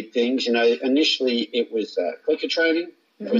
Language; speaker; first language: English; native; English